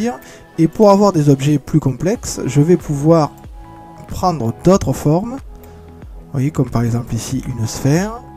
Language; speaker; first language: French; native; French